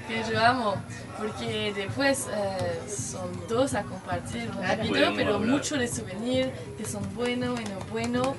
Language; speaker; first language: Spanish; non-native, learner; French